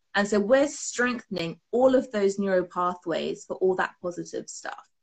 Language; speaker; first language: English; native; English